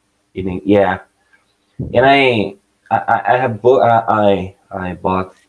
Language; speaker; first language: English; non-native, learner; Portuguese